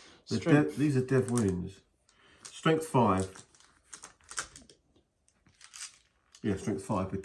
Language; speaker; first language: English; native; English